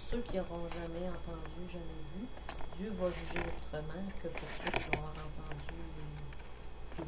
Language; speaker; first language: French; native; French